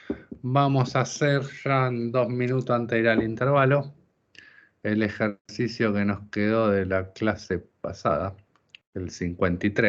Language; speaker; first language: Spanish; native; Spanish